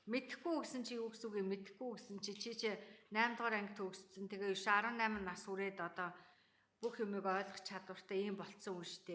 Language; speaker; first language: Mongolian; native; Mongolian